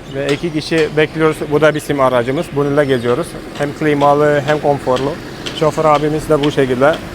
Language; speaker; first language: Turkish; non-native, fluent; Hindi